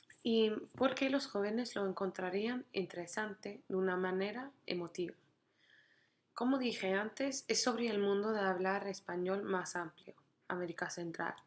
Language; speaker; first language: Spanish; non-native, fluent; English